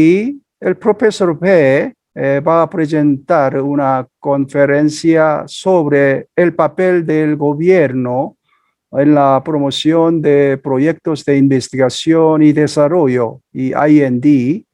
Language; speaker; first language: Spanish; non-native, fluent; Korean